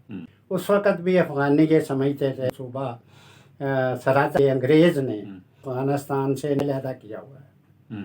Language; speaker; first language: Urdu; non-native, local second language; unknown